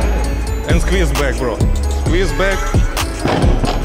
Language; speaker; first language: English; non-native, learner; Russian